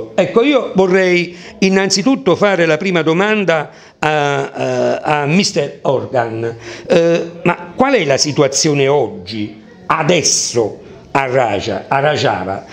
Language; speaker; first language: Italian; native; Italian